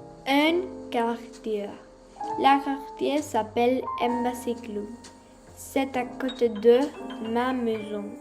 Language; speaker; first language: French; non-native, learner; Spanish